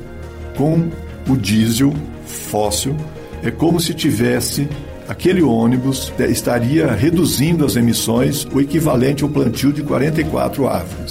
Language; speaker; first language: Portuguese; native; Portuguese